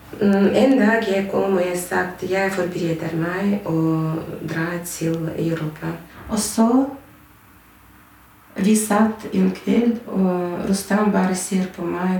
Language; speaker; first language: Norwegian; non-native, fluent; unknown